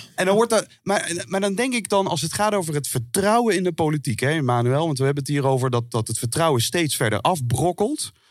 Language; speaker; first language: Dutch; native; Dutch